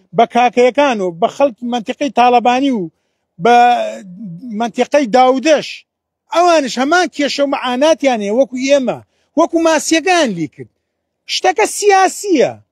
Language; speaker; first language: Central Kurdish; native; Central Kurdish